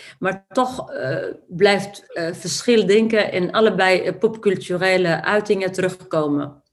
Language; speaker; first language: Dutch; non-native, fluent; Arabic